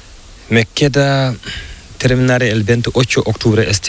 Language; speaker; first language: Spanish; non-native, learner; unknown